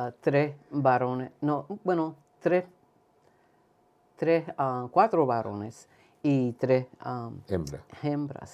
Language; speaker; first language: Spanish; early bilingual, heritage; Spanish